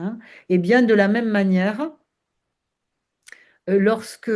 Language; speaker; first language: French; native; French